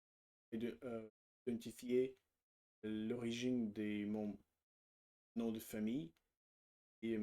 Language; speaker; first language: French; non-native, learner; Russian